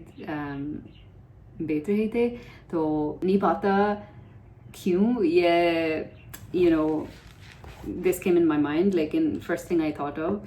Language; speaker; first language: Hindi; non-native, learner; English